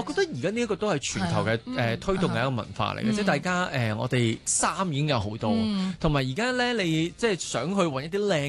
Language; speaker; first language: Cantonese; native; Cantonese